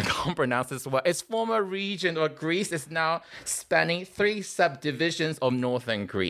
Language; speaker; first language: English; non-native, fluent; Chinese